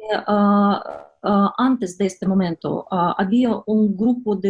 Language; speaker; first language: Spanish; non-native, fluent; Russian